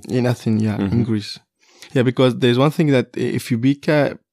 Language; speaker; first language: English; non-native, fluent; Kurdish